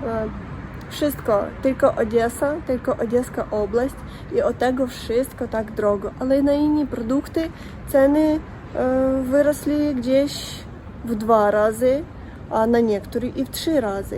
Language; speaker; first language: Polish; non-native, learner; Russian